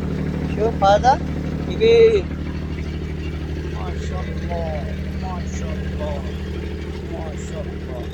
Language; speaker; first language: Arabic; non-native, learner; Bangla